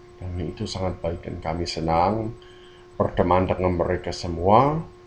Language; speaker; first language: Indonesian; non-native, fluent; English